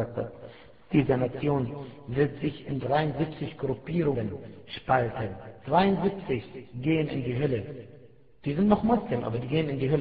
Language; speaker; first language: German; non-native, fluent; Arabic